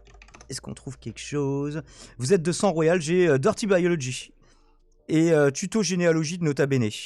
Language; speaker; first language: French; native; French